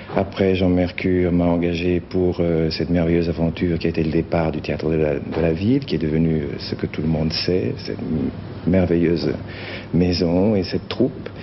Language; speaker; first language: French; non-native, fluent; Catalan